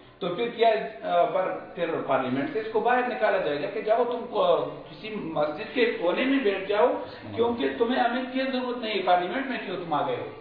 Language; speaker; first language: Urdu; non-native, local second language; Pashto